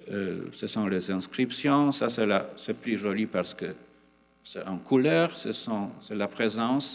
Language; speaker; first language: French; non-native, fluent; Polish